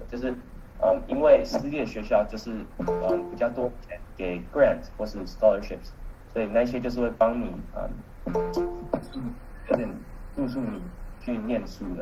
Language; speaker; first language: Chinese; early bilingual, heritage; Chinese